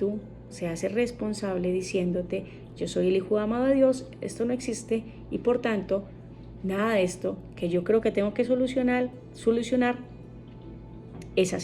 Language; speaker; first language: Spanish; native; Spanish